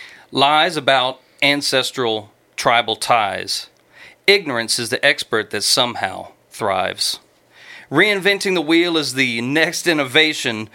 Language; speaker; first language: English; native; English